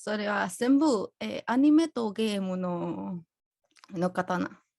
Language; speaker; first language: Japanese; non-native, learner; Spanish